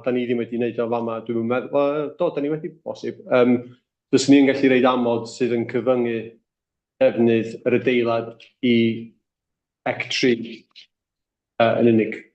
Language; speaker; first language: Welsh; native; Welsh